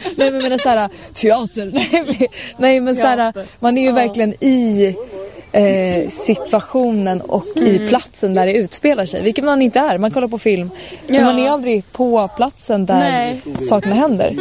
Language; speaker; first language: Swedish; native; Swedish